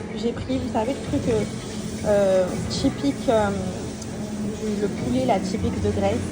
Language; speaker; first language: French; native; French